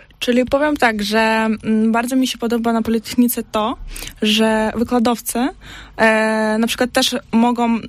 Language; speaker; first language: Polish; non-native, fluent; Ukrainian